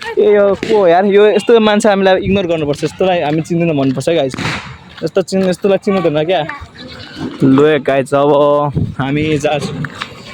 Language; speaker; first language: Nepali; non-native, local second language; Rana Tharu